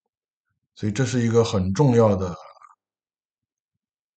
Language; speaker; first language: Chinese; native; Chinese